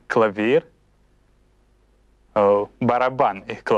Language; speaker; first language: German; non-native, learner; Russian